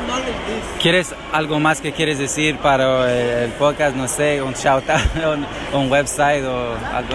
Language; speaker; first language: Spanish; non-native, learner; English